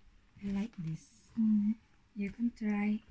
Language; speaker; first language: English; non-native, fluent; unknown